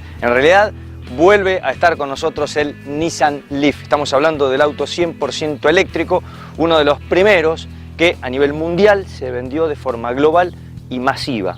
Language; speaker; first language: Spanish; native; Spanish